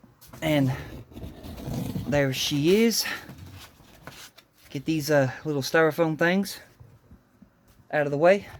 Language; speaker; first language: English; native; English